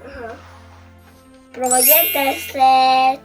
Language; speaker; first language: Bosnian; early bilingual, heritage; Serbian